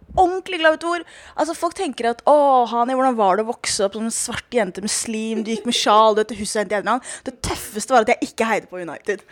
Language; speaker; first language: Norwegian; early bilingual, other home language; Somali